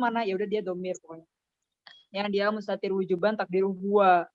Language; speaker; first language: Indonesian; native; Indonesian